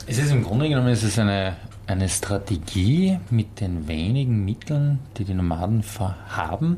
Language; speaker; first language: German; native; German